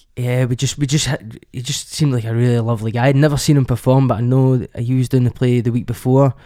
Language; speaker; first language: English; native; English